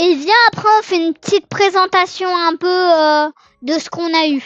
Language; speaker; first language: French; native; French